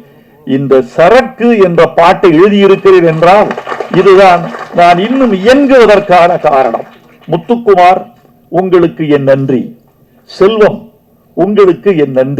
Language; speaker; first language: Tamil; native; Tamil